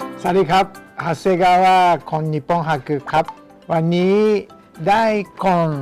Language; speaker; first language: Thai; non-native, fluent; Japanese